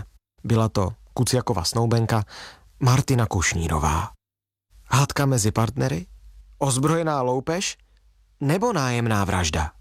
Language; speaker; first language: Czech; native; Czech